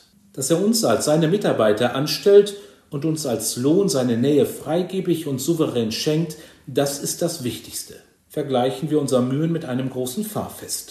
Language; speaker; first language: German; native; German